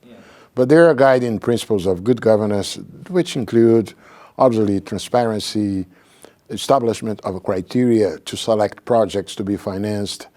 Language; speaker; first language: English; non-native, fluent; Portuguese